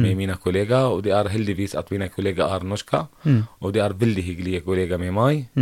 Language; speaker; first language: Norwegian; non-native, learner; Arabic